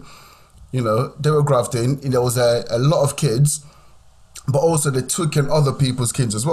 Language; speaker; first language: English; non-native, local second language; Yoruba